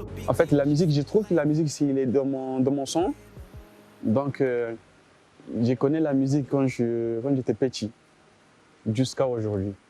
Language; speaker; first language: French; non-native, learner; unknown